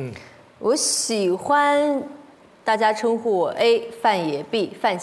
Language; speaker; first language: Chinese; native; Chinese